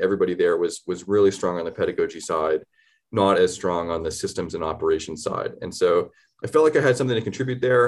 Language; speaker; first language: English; native; English